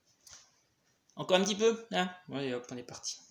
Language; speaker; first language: French; native; French